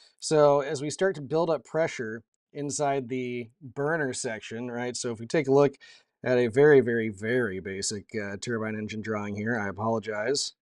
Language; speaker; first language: English; native; English